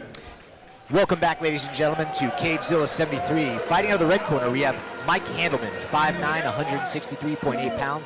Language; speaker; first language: English; native; English